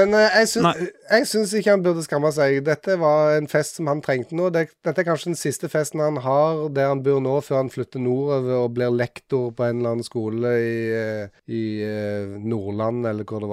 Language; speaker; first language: Norwegian; native; Norwegian